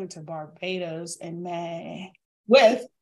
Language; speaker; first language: English; native; English